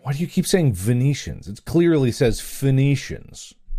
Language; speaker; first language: English; native; English